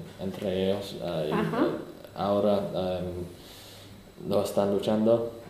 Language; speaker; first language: Spanish; non-native, learner; English